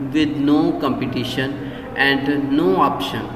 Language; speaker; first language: English; non-native, local second language; Urdu